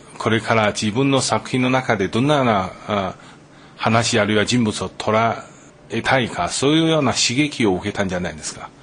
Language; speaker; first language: Japanese; non-native, fluent; Chinese